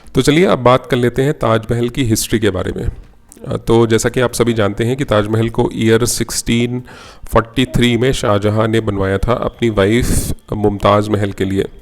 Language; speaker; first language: Hindi; native; Hindi